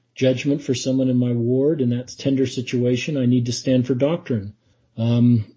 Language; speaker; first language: English; native; English